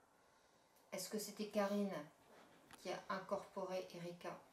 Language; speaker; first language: French; native; French